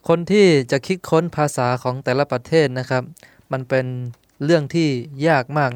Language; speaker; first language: Thai; non-native, local second language; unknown